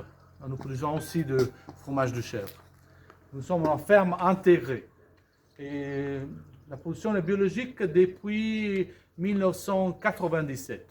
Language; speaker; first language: French; non-native, fluent; Italian